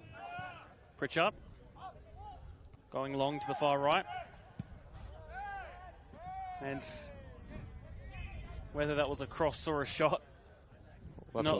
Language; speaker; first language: English; native; English